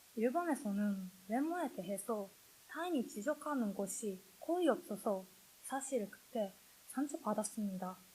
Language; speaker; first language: Korean; non-native, learner; Japanese